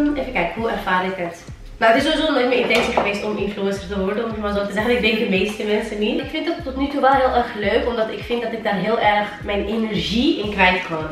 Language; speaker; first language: Dutch; early bilingual, other home language; Riffian